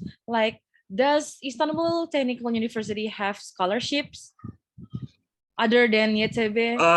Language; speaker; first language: English; non-native, fluent; Indonesian